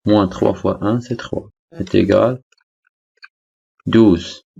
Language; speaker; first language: French; non-native, local second language; Arabic